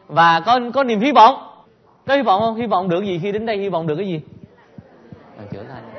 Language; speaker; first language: Vietnamese; native; Vietnamese